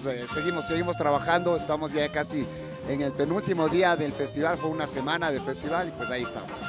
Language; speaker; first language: Spanish; native; Spanish